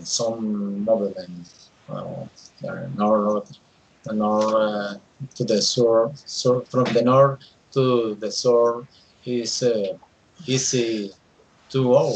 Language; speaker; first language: English; non-native, learner; Spanish